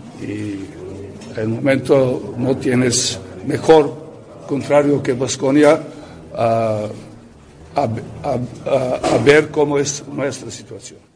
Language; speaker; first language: Spanish; non-native, learner; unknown